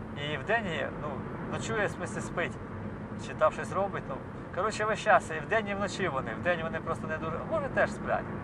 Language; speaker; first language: Ukrainian; non-native, local second language; Russian